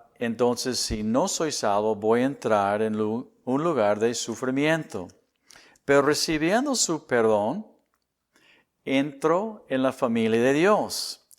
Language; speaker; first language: Spanish; non-native, fluent; English